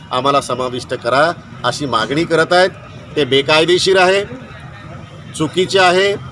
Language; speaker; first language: Marathi; native; Marathi